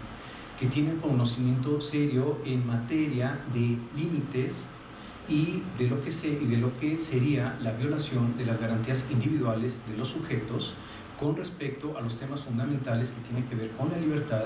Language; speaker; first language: Spanish; native; Spanish